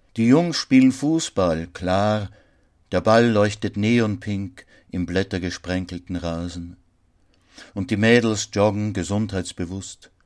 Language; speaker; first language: German; native; German